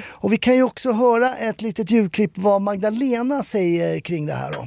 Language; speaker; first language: Swedish; early bilingual, other home language; German